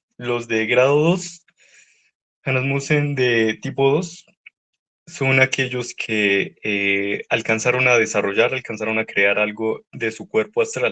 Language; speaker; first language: Spanish; native; Spanish